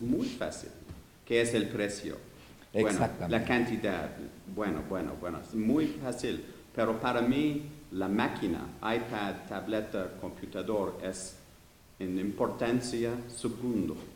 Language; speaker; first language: Spanish; non-native, learner; English